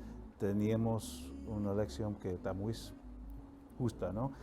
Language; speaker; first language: Spanish; non-native, fluent; English